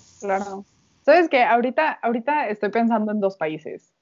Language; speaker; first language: Spanish; native; Spanish